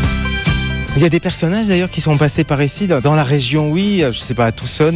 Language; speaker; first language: French; native; French